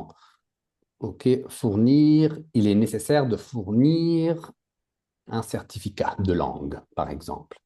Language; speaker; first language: French; native; French